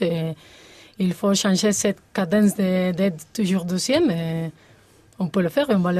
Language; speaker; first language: French; non-native, fluent; Spanish